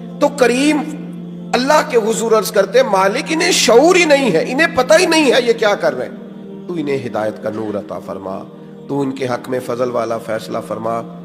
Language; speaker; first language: Urdu; native; Urdu